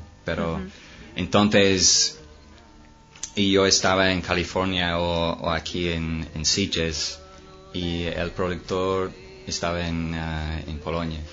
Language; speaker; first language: Spanish; non-native, fluent; English